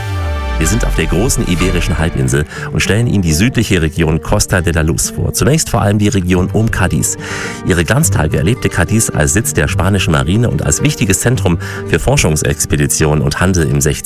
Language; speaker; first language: German; native; German